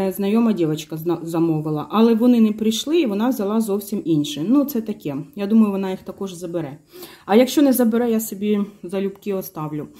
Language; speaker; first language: Ukrainian; non-native, local second language; Russian